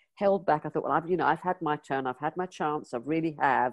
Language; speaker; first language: English; native; English